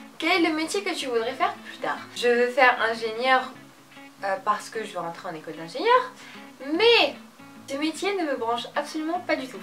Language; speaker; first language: French; early bilingual, other home language; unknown